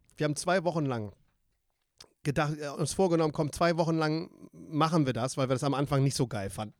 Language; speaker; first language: German; native; German